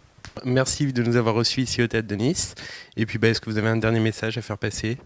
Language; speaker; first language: French; native; French